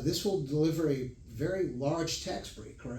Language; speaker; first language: English; native; English